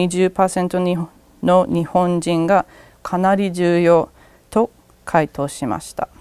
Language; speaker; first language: Japanese; non-native, learner; English